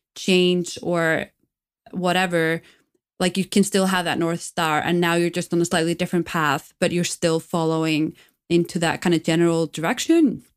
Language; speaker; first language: English; non-native, fluent; Icelandic